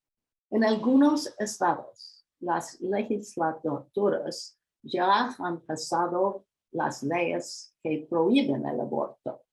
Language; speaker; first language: Spanish; non-native, learner; English